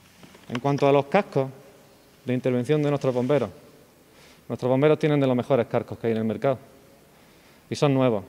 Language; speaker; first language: Spanish; native; Spanish